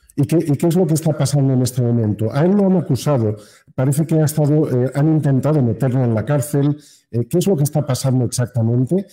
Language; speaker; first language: Spanish; native; Spanish